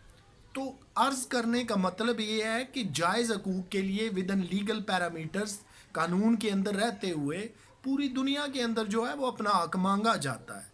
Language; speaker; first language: Urdu; native; Urdu